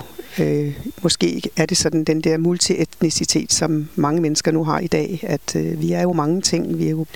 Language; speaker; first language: Danish; native; Danish